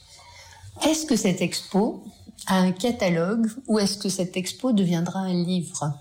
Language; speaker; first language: French; native; French